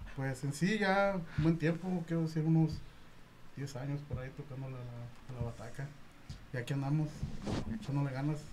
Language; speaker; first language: Spanish; native; Spanish